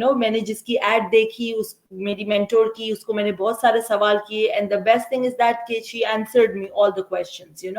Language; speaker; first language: Urdu; native; Urdu